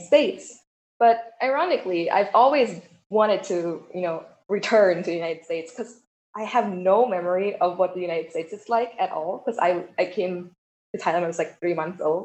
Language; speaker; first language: English; non-native, fluent; Thai